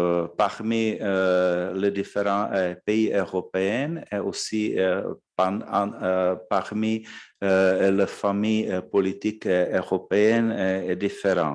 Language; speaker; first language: French; non-native, fluent; Czech